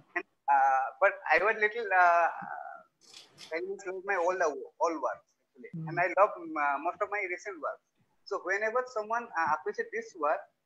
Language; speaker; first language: English; non-native, local second language; Odia